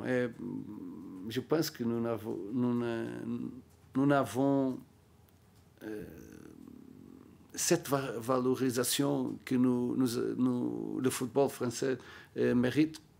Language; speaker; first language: French; non-native, learner; Portuguese